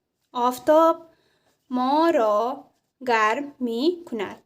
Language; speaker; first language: Persian; non-native, fluent; Urdu